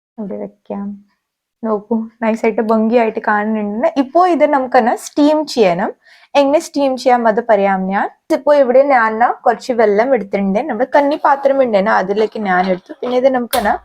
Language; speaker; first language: Malayalam; non-native, local second language; Hindi